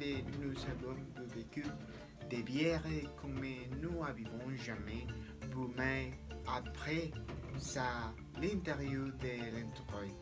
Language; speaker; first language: French; non-native, learner; Spanish